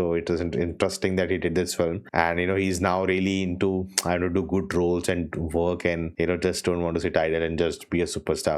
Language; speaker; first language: English; non-native, local second language; Hindi